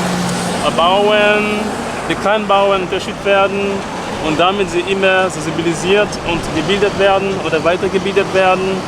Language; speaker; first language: German; non-native, fluent; French